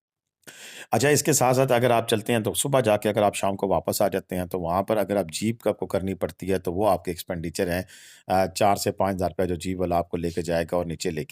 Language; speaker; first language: Hindi; non-native, local second language; Punjabi